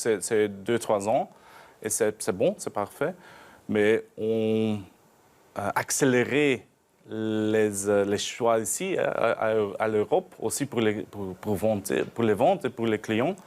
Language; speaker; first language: French; non-native, learner; Dutch